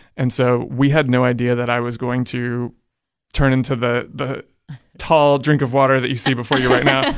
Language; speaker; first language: English; native; English